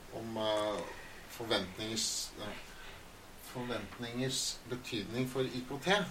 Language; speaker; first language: Norwegian; native; Norwegian